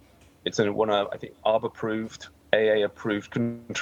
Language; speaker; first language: English; native; English